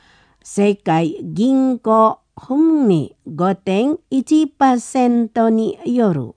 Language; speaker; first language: Japanese; non-native, fluent; Indonesian